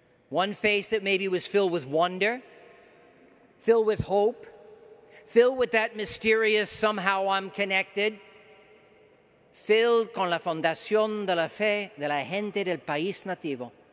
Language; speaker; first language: English; native; English